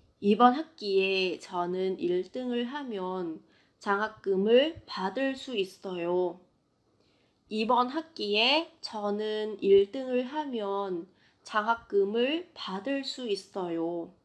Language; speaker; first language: Korean; non-native, fluent; Vietnamese